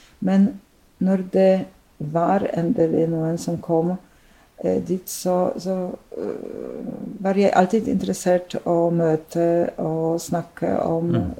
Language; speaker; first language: Norwegian; non-native, fluent; Polish